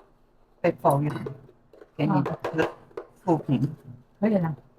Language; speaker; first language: Chinese; native; Chinese